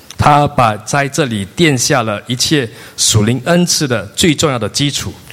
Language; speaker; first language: Chinese; non-native, local second language; Min Nan Chinese